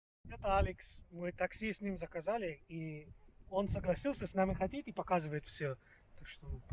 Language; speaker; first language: Russian; non-native, learner; English